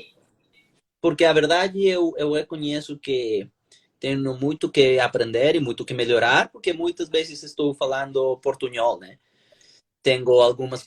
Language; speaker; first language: Portuguese; non-native, learner; Spanish